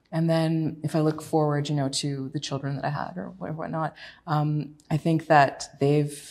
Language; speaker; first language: English; native; English